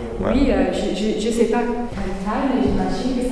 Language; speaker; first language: French; non-native, learner; English